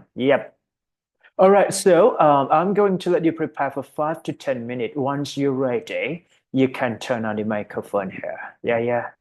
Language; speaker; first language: English; non-native, fluent; Thai